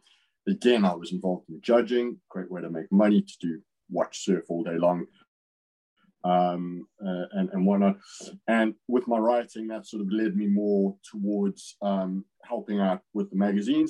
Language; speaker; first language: English; native; English